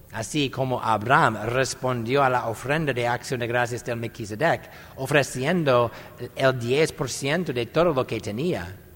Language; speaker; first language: Spanish; non-native, fluent; English